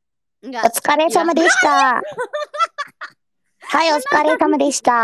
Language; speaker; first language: Japanese; non-native, learner; Indonesian